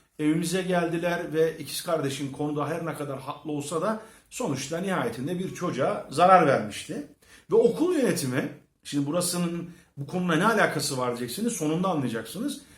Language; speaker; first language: Turkish; early bilingual, heritage; Turkish